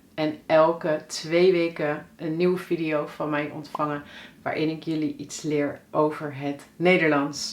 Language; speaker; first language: Dutch; native; Dutch